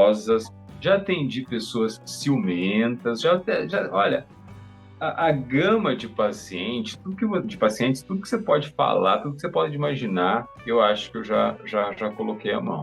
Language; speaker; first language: Portuguese; native; Portuguese